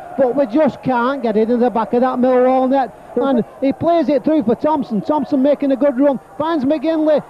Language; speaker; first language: English; native; English